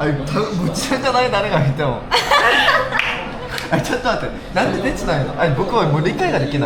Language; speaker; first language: Japanese; non-native, learner; Korean